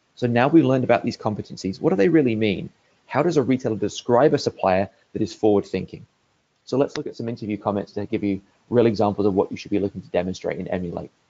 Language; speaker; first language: English; native; English